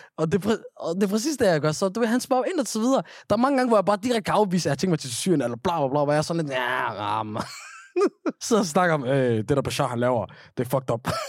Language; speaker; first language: Danish; early bilingual, other home language; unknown